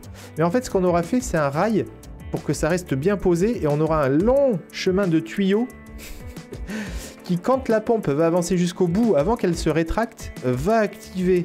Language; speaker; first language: French; native; French